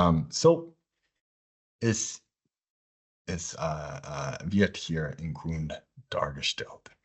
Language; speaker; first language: German; non-native, fluent; English